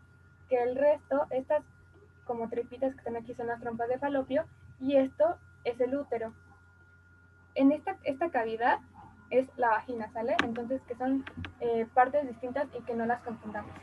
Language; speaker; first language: Spanish; native; Spanish